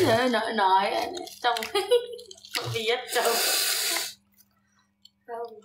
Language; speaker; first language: Vietnamese; non-native, learner; Indonesian